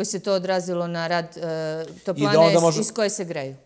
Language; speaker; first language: Serbian; native; Serbian